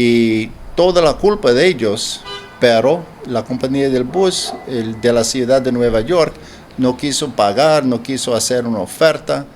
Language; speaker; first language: Spanish; non-native, learner; English